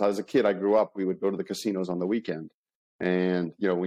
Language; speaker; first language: English; native; English